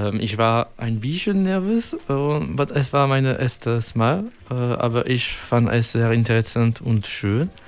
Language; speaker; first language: German; non-native, learner; French